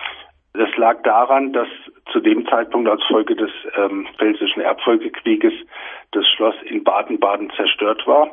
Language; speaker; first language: German; native; German